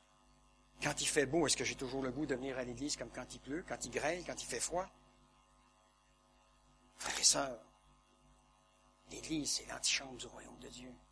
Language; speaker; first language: French; native; French